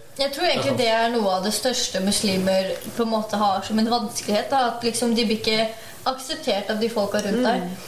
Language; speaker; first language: Norwegian; early bilingual, other home language; Urdu